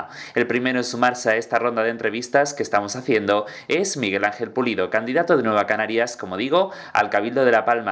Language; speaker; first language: Spanish; native; Spanish